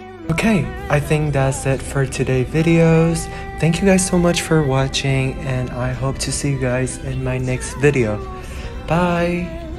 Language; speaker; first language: English; non-native, fluent; Vietnamese